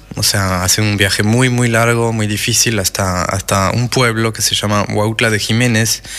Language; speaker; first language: Spanish; non-native, fluent; French